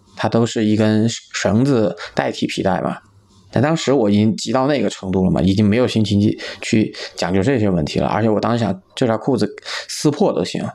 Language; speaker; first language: Chinese; native; Chinese